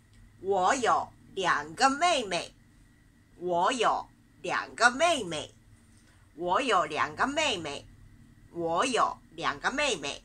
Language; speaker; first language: Chinese; non-native, fluent; Japanese